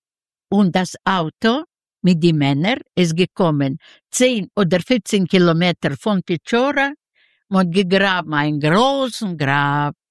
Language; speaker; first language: German; non-native, learner; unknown